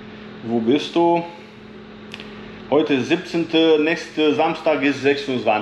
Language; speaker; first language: German; non-native, fluent; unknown